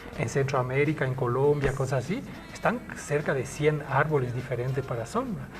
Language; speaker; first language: Spanish; early bilingual, other home language; French